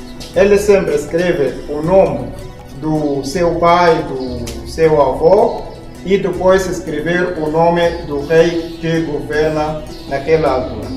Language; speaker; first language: Portuguese; non-native, fluent; Arabic